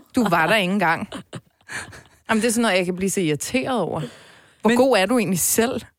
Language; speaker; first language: Danish; early bilingual, other home language; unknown